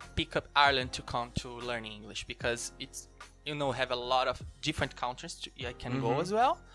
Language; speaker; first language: English; non-native, learner; Portuguese